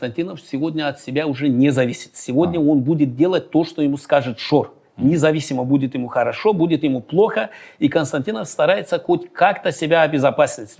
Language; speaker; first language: Russian; non-native, local second language; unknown